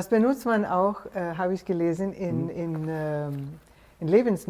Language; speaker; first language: German; non-native, fluent; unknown